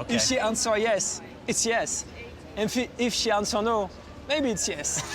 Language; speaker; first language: English; non-native, fluent; French